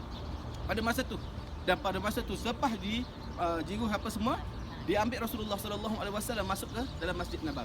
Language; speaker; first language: Malay; native; Malay